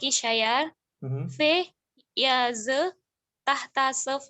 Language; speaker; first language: Turkish; non-native, learner; Indonesian